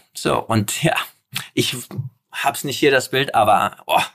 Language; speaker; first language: German; early bilingual, other home language; Polish